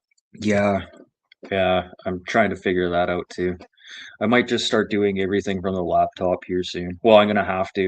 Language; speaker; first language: English; native; English